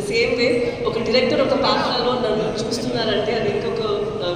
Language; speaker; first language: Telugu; non-native, local second language; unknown